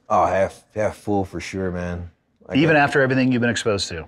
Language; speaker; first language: English; native; English